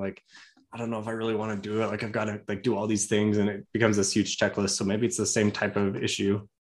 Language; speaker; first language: English; native; English